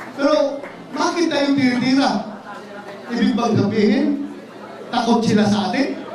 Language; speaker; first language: Filipino; non-native, local second language; Cebuano